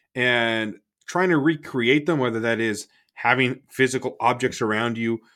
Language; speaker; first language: English; native; English